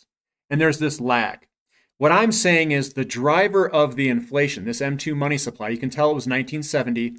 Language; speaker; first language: English; native; English